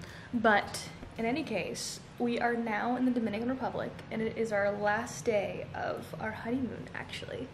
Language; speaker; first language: English; native; English